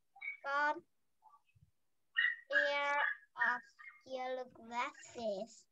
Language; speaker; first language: English; non-native, learner; Vietnamese